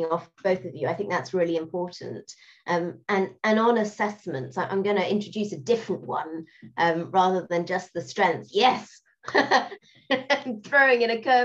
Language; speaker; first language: English; native; English